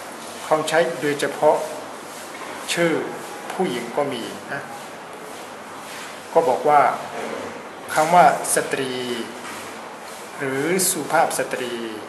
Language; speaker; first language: Thai; non-native, fluent; Burmese